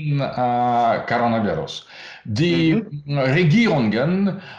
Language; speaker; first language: German; non-native, learner; Russian